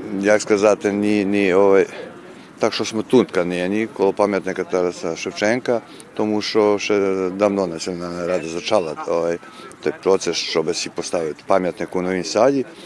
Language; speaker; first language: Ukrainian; early bilingual, heritage; Ukrainian